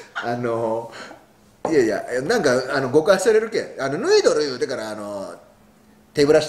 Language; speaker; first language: Japanese; native; Japanese